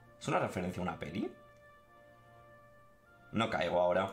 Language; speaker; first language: Spanish; native; Spanish